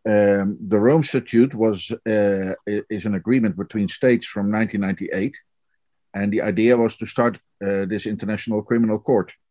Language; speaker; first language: English; non-native, fluent; Dutch